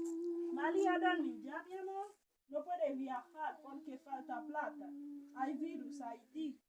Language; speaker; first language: Spanish; non-native, learner; Haitian Creole